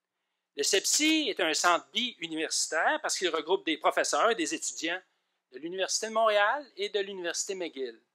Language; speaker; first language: French; native; French